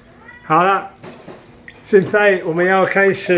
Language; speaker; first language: Chinese; non-native, fluent; Italian